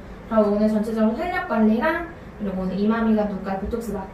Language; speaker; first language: Korean; native; Korean